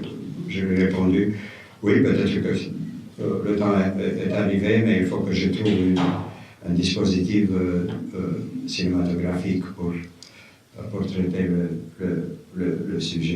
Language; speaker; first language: French; non-native, fluent; Romanian